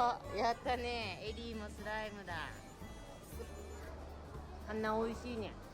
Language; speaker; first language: Japanese; native; Japanese